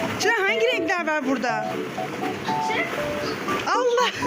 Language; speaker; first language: Turkish; native; Turkish